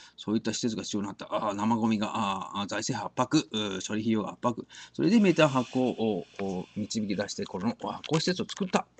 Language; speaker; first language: Japanese; native; Japanese